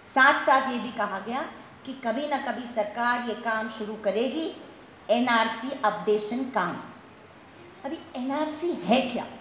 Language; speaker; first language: Hindi; non-native, local second language; Gujarati